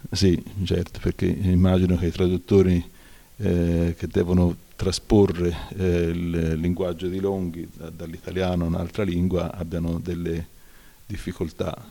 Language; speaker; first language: Italian; native; Italian